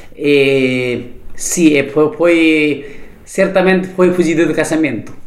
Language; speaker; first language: Portuguese; non-native, fluent; Nepali